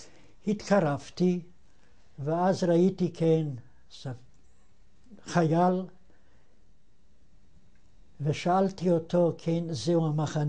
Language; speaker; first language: Hebrew; non-native, fluent; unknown